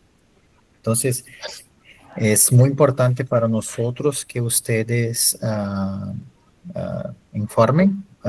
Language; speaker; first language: Spanish; non-native, fluent; Portuguese